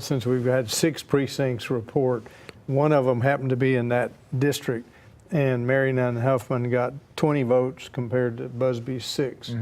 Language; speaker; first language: English; native; English